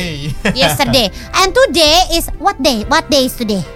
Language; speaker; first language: English; non-native, learner; Indonesian